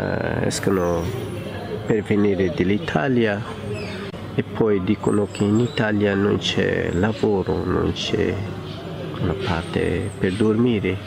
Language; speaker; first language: Italian; non-native, learner; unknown